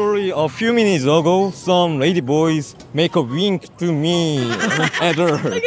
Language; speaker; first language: English; non-native, learner; Korean